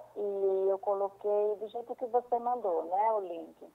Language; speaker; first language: Portuguese; native; Portuguese